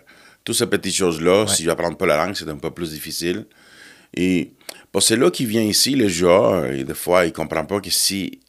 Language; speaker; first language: French; non-native, fluent; Spanish